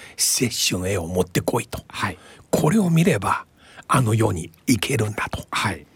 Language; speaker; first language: Japanese; non-native, fluent; Chinese